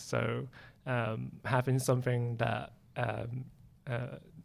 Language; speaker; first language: English; native; English